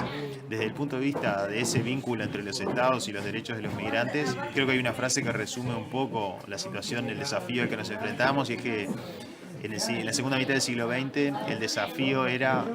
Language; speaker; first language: Spanish; native; Spanish